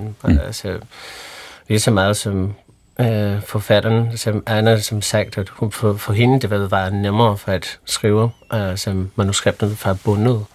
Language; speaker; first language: Danish; non-native, fluent; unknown